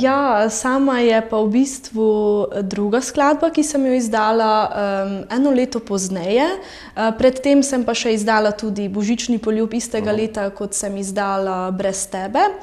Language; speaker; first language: Slovenian; early bilingual, other home language; French